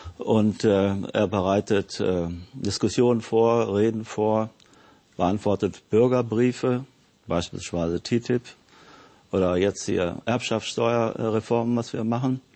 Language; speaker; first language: German; native; German